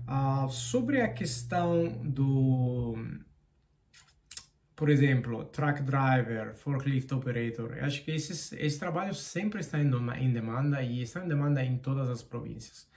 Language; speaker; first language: Portuguese; non-native, fluent; Spanish